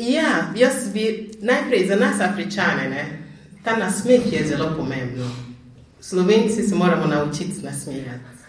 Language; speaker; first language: Slovenian; non-native, fluent; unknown